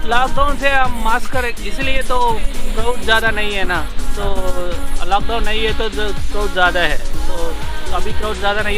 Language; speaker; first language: Hindi; non-native, local second language; Tamil